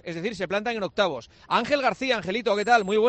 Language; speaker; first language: Spanish; native; Spanish